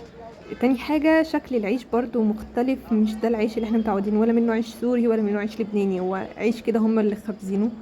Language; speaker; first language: Arabic; native; Arabic